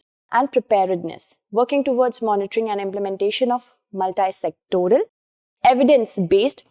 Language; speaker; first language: English; non-native, local second language; Hindi